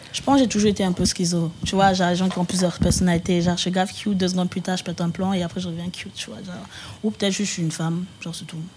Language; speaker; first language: French; early bilingual, other home language; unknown